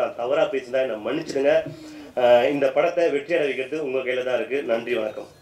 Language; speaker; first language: Tamil; native; Tamil